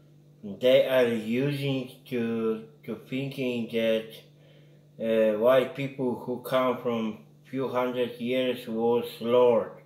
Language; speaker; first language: English; non-native, learner; Polish